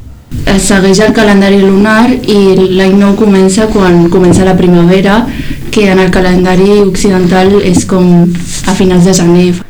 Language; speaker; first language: Catalan; early bilingual, other home language; Chinese